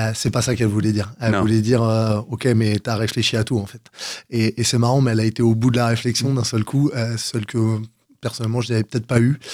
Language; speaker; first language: French; native; French